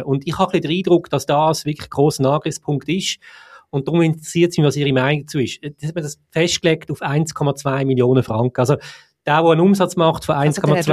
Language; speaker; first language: German; native; German